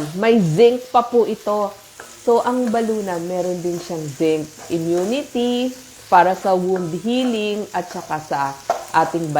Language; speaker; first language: Filipino; native; Filipino